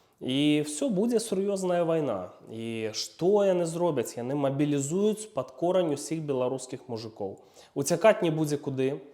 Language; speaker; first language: Belarusian; non-native, local second language; Russian